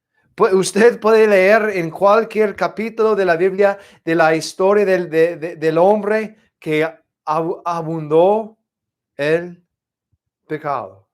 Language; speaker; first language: Spanish; non-native, fluent; English